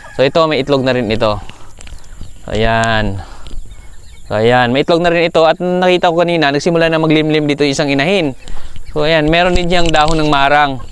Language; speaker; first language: Filipino; non-native, local second language; Cebuano